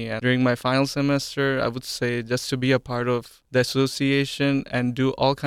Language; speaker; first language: English; non-native, local second language; Bangla